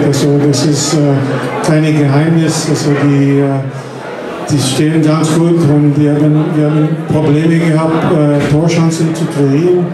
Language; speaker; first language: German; non-native, fluent; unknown